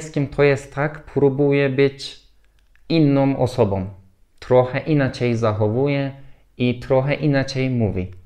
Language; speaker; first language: Polish; non-native, learner; Turkish